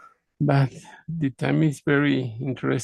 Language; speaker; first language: English; non-native, learner; Spanish